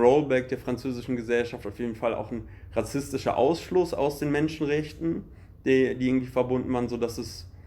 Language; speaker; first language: German; native; German